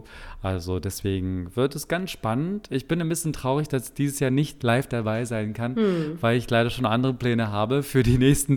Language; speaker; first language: German; native; German